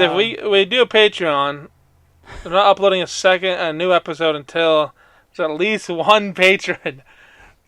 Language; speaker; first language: English; native; English